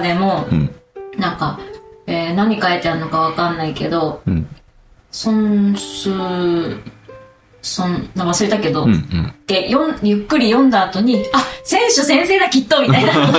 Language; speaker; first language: Japanese; native; Japanese